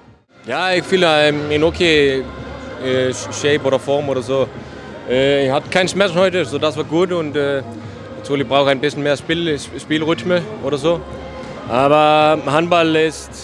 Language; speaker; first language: German; non-native, learner; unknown